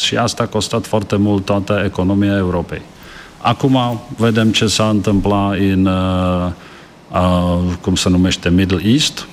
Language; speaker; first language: Romanian; non-native, learner; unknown